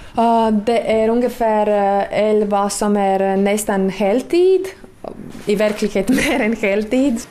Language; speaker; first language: Swedish; non-native, fluent; Latvian